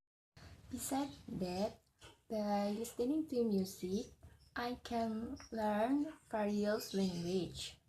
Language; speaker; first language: English; non-native, learner; Indonesian